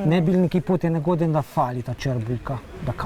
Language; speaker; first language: Bosnian; native; Bosnian